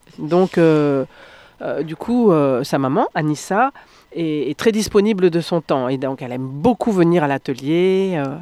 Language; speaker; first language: French; native; French